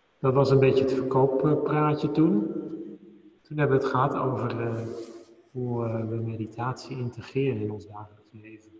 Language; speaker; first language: Dutch; native; Dutch